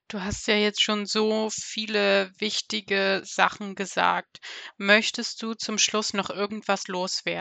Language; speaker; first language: German; native; German